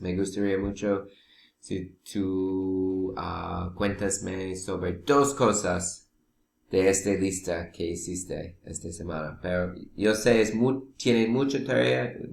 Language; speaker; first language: Spanish; non-native, learner; English